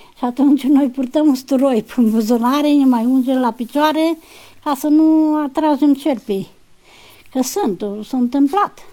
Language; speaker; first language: Romanian; native; Romanian